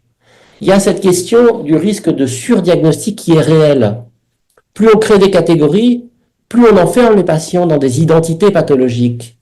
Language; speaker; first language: French; native; French